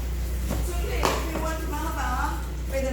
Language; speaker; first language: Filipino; non-native, learner; Korean